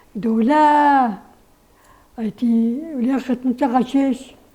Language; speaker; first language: Hebrew; non-native, learner; Arabic